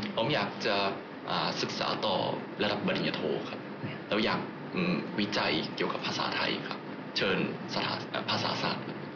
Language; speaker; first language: Thai; non-native, fluent; Japanese